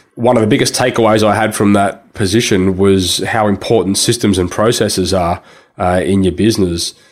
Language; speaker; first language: English; native; English